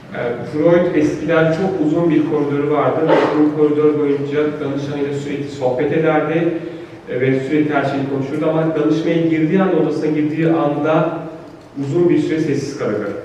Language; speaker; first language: Turkish; native; Turkish